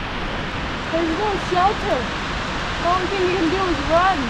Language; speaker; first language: English; native; English